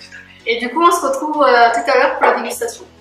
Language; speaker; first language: French; native; French